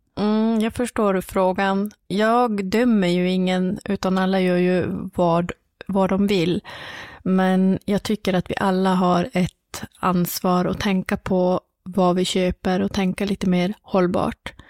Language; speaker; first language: Swedish; native; Swedish